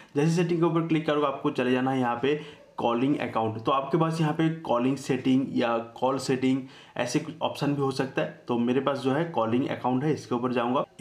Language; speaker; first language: Hindi; native; Hindi